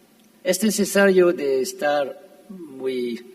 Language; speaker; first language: Spanish; non-native, fluent; French